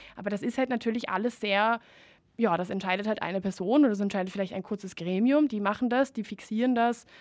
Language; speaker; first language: German; non-native, fluent; Spanish